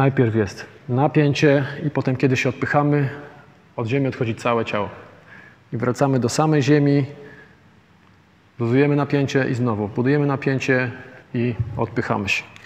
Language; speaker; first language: Polish; native; Polish